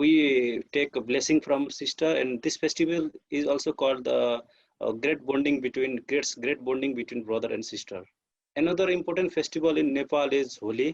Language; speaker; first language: English; non-native, fluent; Nepali